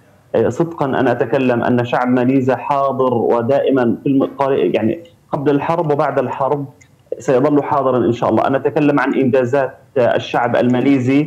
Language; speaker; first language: Arabic; native; Arabic